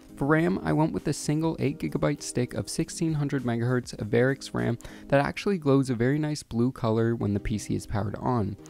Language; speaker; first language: English; native; English